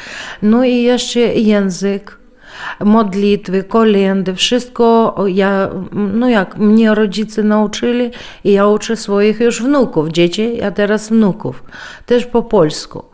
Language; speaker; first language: Polish; early bilingual, heritage; Polish